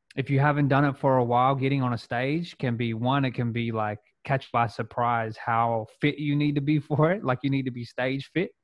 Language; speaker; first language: English; non-native, local second language; Punjabi